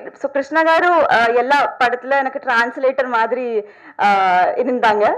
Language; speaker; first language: Tamil; non-native, learner; Telugu